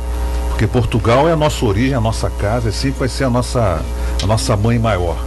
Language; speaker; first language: Portuguese; native; Portuguese